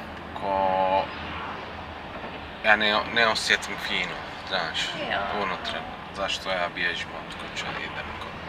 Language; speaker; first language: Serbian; non-native, learner; Turkish